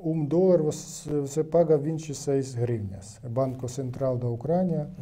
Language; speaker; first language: Portuguese; non-native, learner; Ukrainian